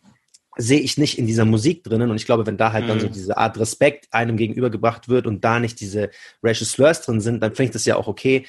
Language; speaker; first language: German; early bilingual, other home language; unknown